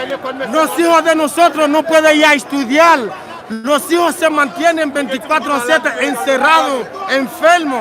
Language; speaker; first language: Spanish; non-native, learner; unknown